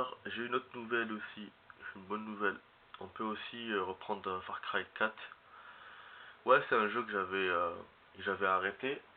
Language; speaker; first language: French; native; French